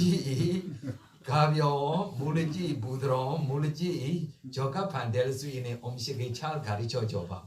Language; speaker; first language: Korean; non-native, learner; Burmese